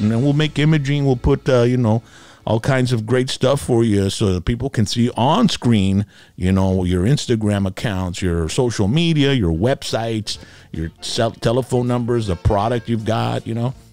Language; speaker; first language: English; early bilingual, other home language; Spanish